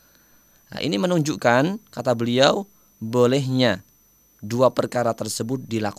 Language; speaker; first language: Indonesian; native; Indonesian